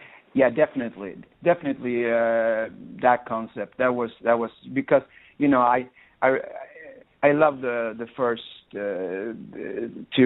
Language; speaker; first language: English; non-native, fluent; Swedish